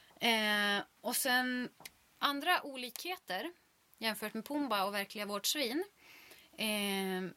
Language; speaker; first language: Swedish; native; Swedish